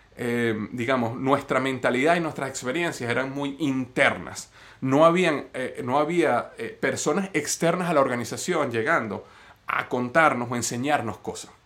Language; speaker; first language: Spanish; native; Spanish